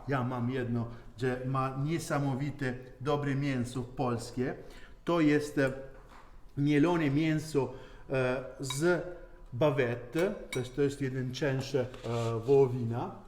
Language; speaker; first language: Polish; non-native, learner; Italian